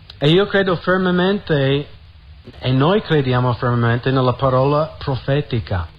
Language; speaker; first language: Italian; non-native, fluent; English